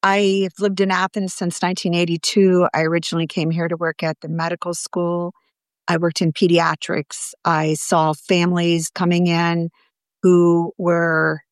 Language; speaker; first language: English; native; English